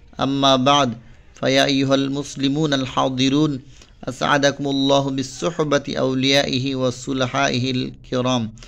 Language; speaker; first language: Arabic; non-native, fluent; Bangla